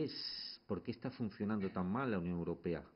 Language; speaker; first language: Spanish; native; Spanish